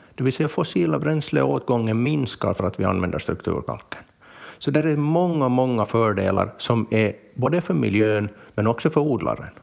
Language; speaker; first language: Swedish; native; Swedish